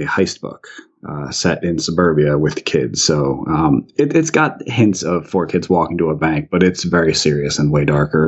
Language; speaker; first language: English; native; English